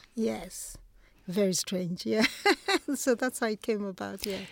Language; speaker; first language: English; non-native, local second language; Igbo